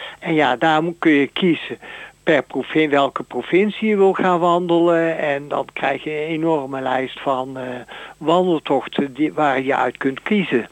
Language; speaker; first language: Dutch; native; Dutch